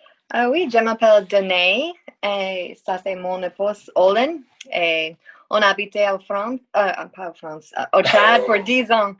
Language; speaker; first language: French; non-native, learner; English